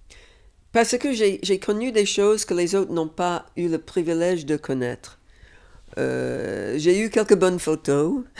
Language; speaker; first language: French; non-native, fluent; English